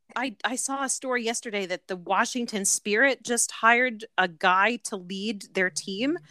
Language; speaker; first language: English; native; English